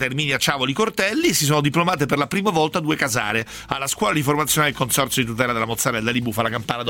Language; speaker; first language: Italian; native; Italian